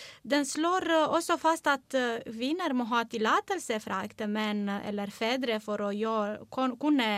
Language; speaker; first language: Norwegian; non-native, fluent; Romanian